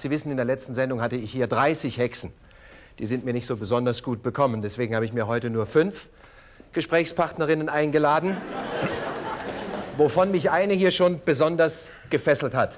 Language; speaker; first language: German; native; German